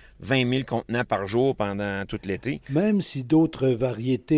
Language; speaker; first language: French; native; French